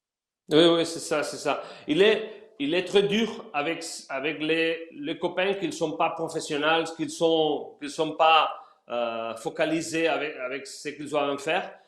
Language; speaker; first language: French; non-native, fluent; Spanish